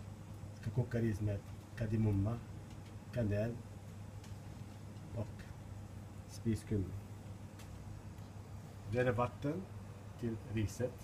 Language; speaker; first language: Swedish; non-native, fluent; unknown